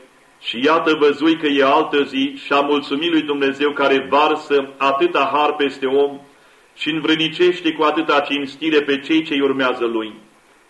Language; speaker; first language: Romanian; native; Romanian